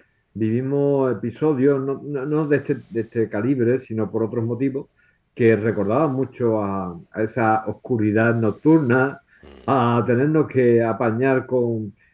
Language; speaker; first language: Spanish; native; Spanish